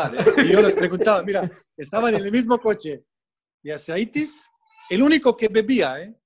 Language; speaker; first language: Spanish; non-native, fluent; Bosnian